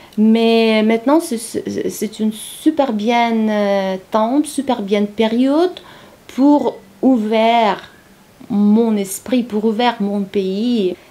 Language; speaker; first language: French; non-native, learner; Ukrainian